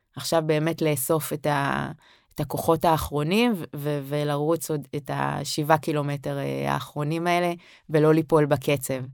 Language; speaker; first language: Hebrew; native; Hebrew